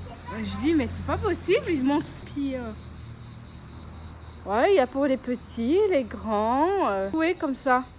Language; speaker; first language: French; native; French